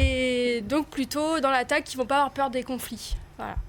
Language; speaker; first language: French; native; French